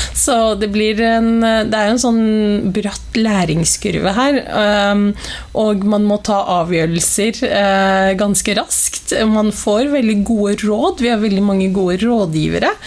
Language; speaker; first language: Norwegian; early bilingual, other home language; Somali